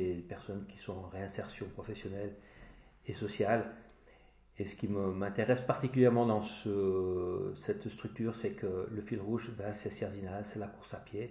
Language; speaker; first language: French; native; French